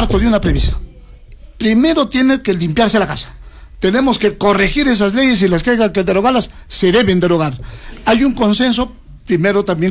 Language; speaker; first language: Spanish; native; Spanish